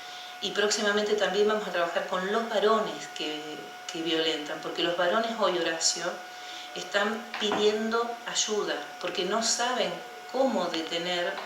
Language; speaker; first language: Spanish; native; Spanish